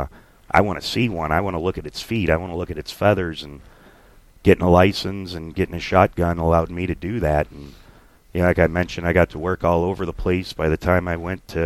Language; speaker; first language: English; native; English